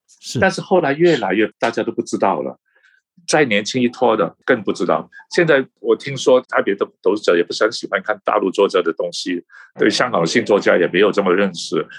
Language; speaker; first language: Chinese; non-native, local second language; Cantonese